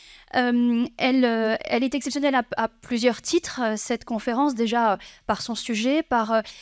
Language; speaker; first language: French; native; French